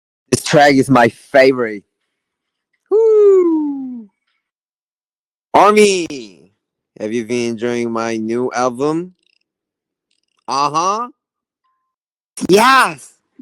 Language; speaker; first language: English; non-native, learner; Korean